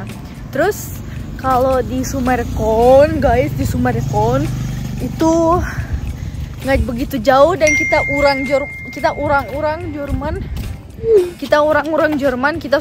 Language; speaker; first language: Indonesian; non-native, fluent; German